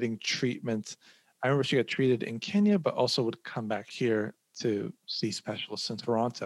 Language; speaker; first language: English; early bilingual, other home language; Somali